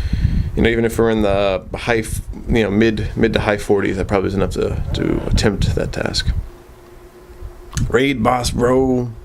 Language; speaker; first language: English; native; English